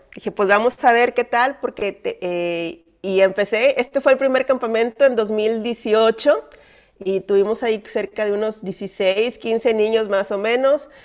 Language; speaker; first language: Spanish; native; Spanish